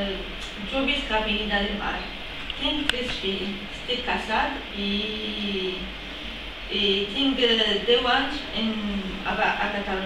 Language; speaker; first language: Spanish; non-native, learner; Portuguese